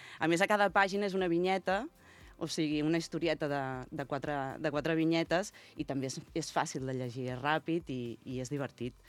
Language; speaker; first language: Catalan; native; Catalan